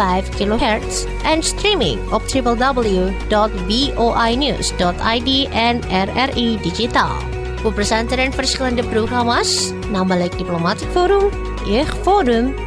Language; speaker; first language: Dutch; non-native, learner; Indonesian